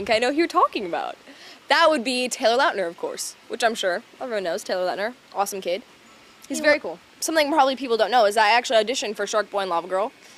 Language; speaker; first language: English; native; English